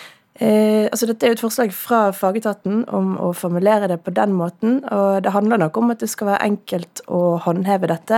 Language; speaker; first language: Norwegian; native; Norwegian